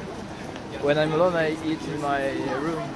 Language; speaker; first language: English; non-native, learner; French